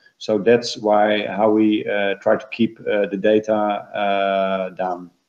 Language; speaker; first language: English; non-native, fluent; Dutch